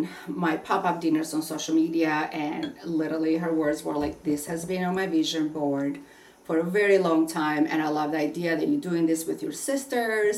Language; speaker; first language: English; non-native, fluent; Albanian